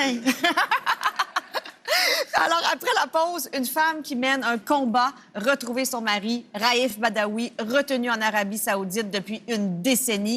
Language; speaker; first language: French; native; French